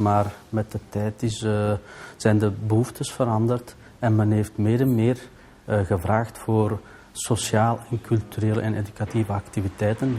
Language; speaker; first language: Dutch; early bilingual, other home language; Turkish